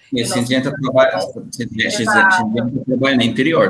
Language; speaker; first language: Portuguese; non-native, learner; English